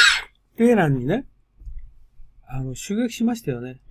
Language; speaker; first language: Japanese; native; Japanese